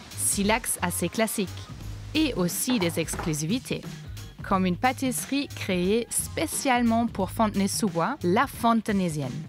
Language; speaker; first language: French; non-native, fluent; German